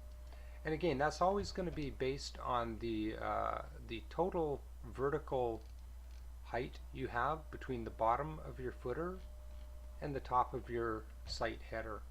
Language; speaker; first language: English; native; English